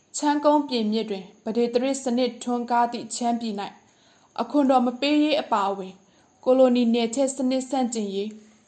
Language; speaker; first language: Burmese; non-native, local second language; Pa'o Karen